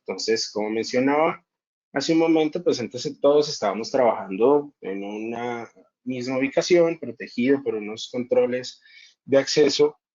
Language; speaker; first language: Spanish; native; Spanish